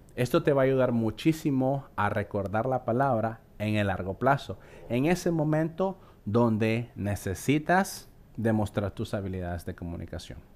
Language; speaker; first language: Spanish; native; Spanish